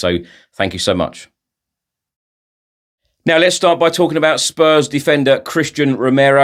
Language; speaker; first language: English; native; English